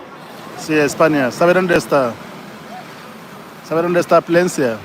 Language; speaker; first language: Spanish; non-native, learner; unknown